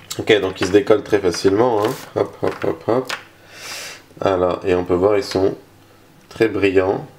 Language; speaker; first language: French; native; French